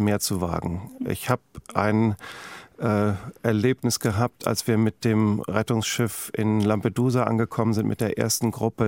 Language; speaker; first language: German; native; German